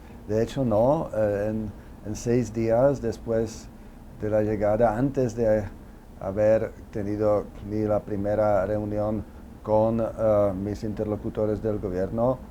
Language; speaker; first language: Spanish; non-native, fluent; Czech